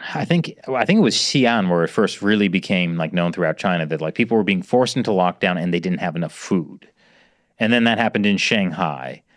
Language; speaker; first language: English; native; English